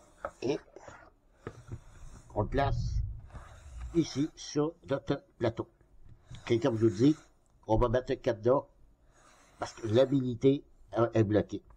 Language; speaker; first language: French; native; French